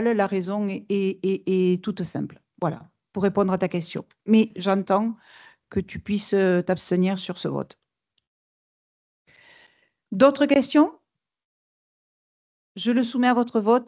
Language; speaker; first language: French; native; French